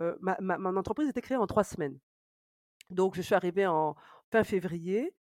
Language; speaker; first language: French; native; French